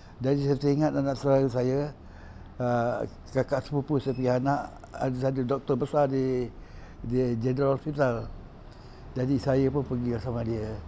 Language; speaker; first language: Malay; native; Malay